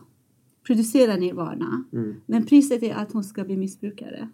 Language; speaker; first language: Swedish; non-native, fluent; Persian